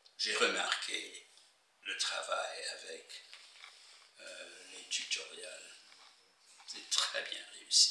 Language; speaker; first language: French; non-native, fluent; English